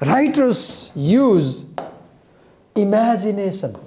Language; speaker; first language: English; non-native, local second language; Nepali